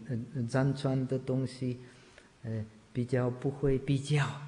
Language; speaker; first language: Chinese; non-native, fluent; Czech